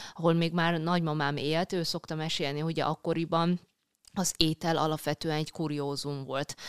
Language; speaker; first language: Hungarian; early bilingual, other home language; Chinese